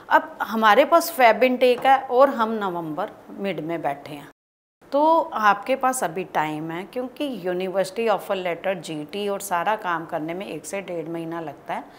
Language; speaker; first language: Hindi; native; Hindi